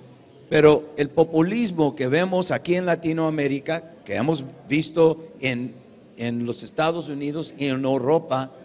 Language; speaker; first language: Spanish; early bilingual, heritage; English